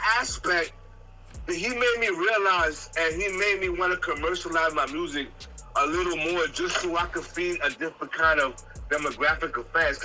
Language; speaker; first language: English; early bilingual, other home language; Spanish